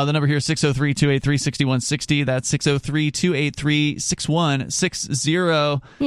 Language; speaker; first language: English; native; English